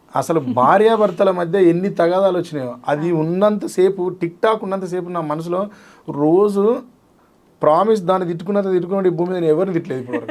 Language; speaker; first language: Telugu; native; Telugu